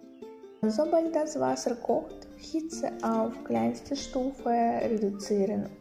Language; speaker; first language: German; non-native, learner; Russian